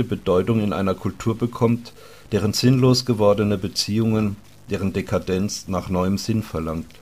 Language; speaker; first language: German; native; German